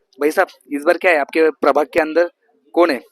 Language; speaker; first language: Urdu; non-native, local second language; Marathi